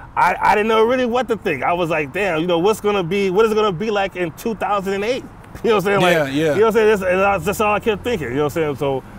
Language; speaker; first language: English; native; English